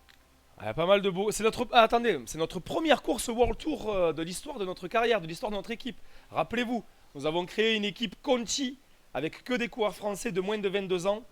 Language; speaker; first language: French; native; French